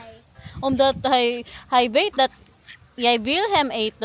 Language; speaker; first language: Dutch; non-native, learner; Filipino